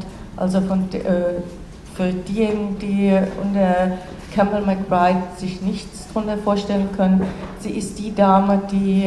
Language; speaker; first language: German; non-native, fluent; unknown